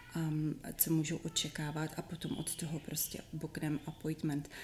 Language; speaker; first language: Czech; native; Czech